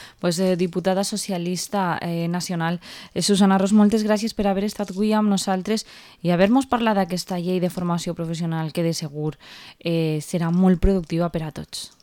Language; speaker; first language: Catalan; native; Catalan